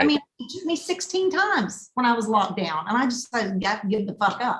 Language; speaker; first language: English; native; English